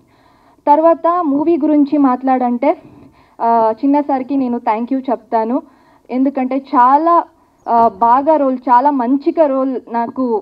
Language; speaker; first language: Telugu; non-native, learner; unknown